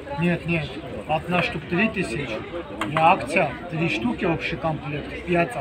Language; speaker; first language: Russian; non-native, learner; Armenian